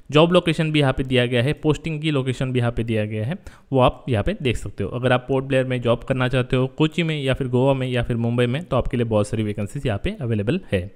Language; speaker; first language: Hindi; native; Hindi